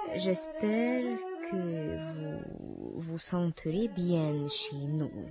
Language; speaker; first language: French; non-native, learner; Hungarian